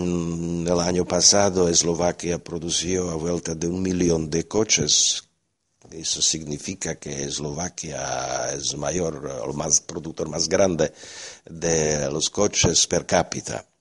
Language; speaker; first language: Spanish; non-native, fluent; Slovak